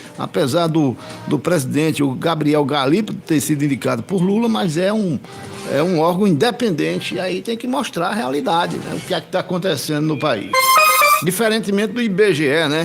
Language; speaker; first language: Portuguese; native; Portuguese